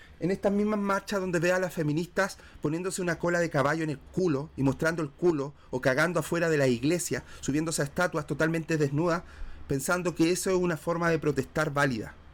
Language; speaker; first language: Spanish; native; Spanish